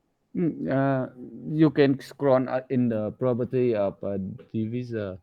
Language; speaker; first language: English; non-native, learner; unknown